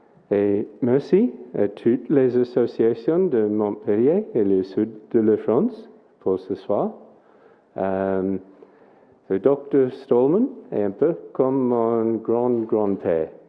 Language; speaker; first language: French; non-native, fluent; English